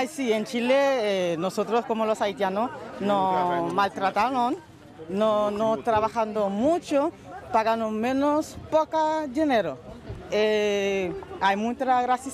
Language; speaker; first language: Spanish; non-native, learner; Haitian Creole